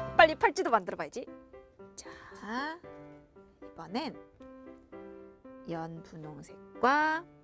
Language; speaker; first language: Korean; native; Korean